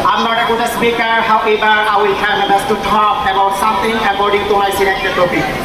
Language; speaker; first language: English; non-native, local second language; Bangla